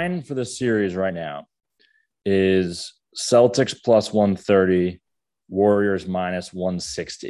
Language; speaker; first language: English; native; English